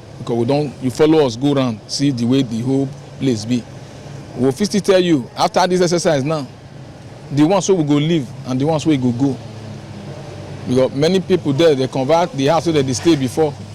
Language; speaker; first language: Nigerian Pidgin; non-native, local second language; Bini